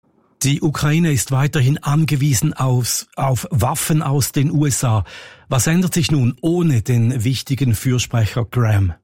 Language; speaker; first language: German; native; German